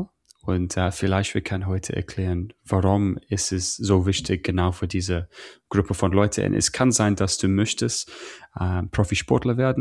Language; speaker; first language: German; non-native, learner; English